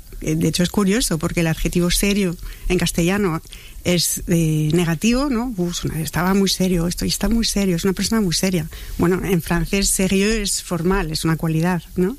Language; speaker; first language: Spanish; non-native, fluent; French